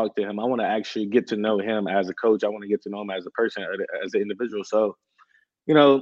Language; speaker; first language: English; native; English